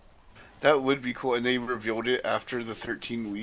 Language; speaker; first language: English; native; English